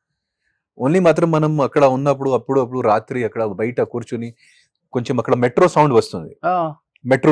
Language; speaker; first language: Telugu; non-native, fluent; Hindi